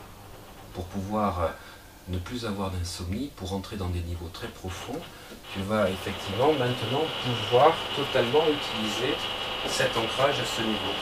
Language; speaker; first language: French; native; French